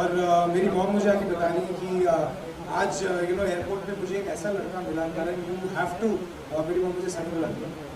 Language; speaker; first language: Hindi; native; Hindi